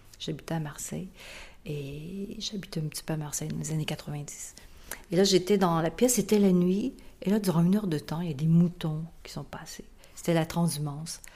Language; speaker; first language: French; native; French